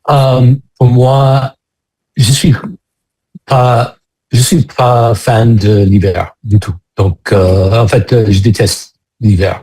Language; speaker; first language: French; non-native, fluent; English